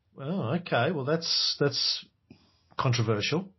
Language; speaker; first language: English; native; English